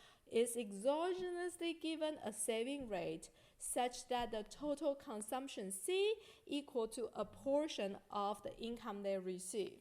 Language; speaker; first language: English; non-native, fluent; Chinese